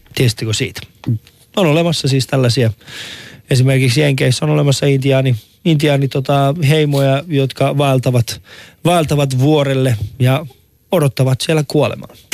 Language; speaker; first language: Finnish; non-native, fluent; Persian